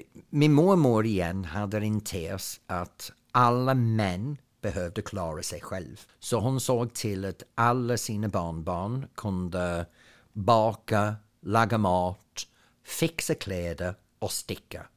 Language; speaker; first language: Swedish; non-native, fluent; English